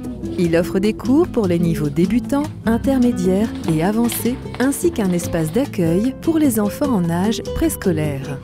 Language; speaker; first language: French; native; French